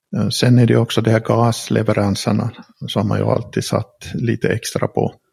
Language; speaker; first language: Swedish; native; Swedish